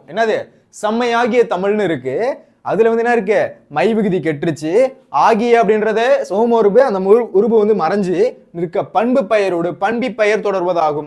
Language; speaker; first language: Tamil; native; Tamil